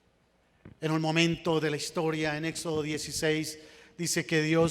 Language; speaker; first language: Spanish; native; Spanish